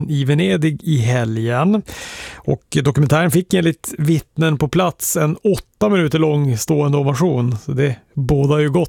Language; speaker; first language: Swedish; native; Swedish